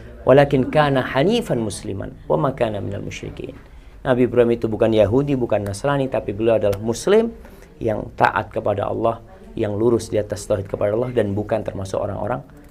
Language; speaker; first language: Indonesian; native; Indonesian